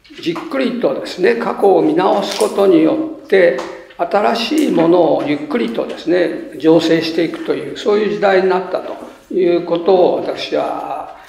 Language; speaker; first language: Japanese; native; Japanese